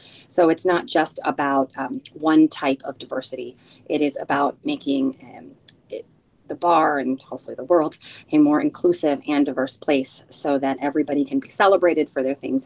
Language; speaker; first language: English; early bilingual, other home language; Spanish